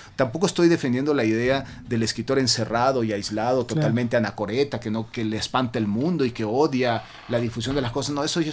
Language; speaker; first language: Spanish; native; Spanish